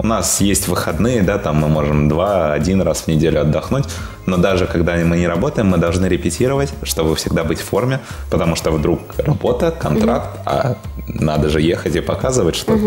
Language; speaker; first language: Russian; native; Russian